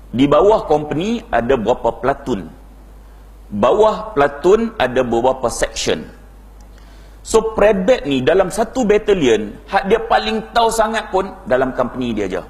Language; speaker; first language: Malay; native; Malay